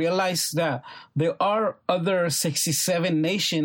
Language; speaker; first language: English; non-native, fluent; Mixtepec Mixtec